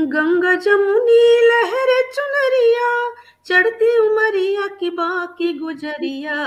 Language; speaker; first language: Hindi; native; Hindi